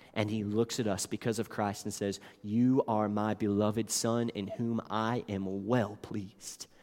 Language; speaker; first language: English; native; English